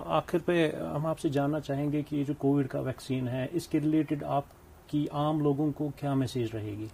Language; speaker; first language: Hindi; non-native, local second language; Kashmiri